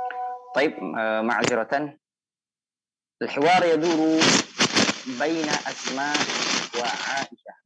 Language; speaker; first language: Arabic; non-native, fluent; Indonesian